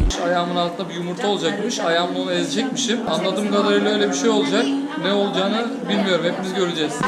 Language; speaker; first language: Turkish; native; Turkish